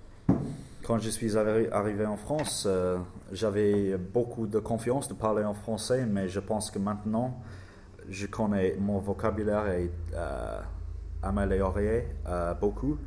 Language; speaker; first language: French; non-native, learner; English